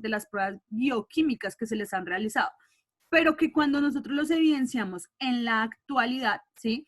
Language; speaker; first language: Spanish; native; Spanish